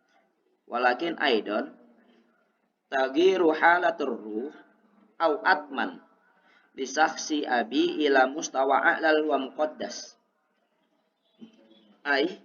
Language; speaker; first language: Arabic; non-native, learner; Indonesian